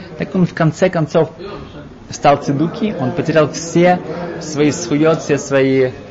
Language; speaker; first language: Russian; early bilingual, heritage; Russian